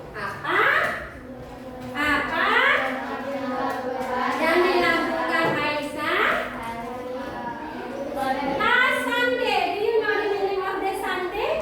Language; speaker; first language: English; non-native, learner; Indonesian